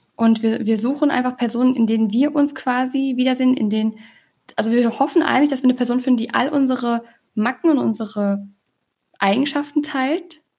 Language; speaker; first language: German; native; German